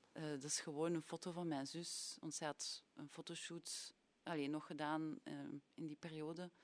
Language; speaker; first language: Dutch; native; Dutch